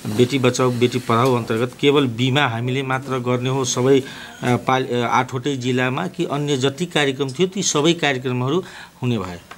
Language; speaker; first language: Nepali; non-native, local second language; Bhojpuri